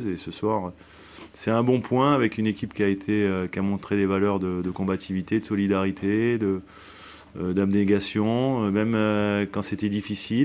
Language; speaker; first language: French; native; French